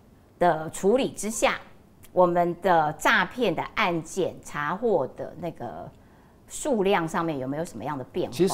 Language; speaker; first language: Chinese; native; Chinese